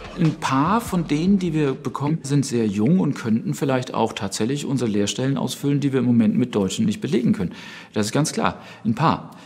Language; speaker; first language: German; native; German